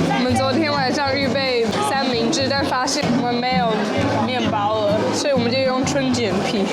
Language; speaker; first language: Chinese; early bilingual, heritage; Chinese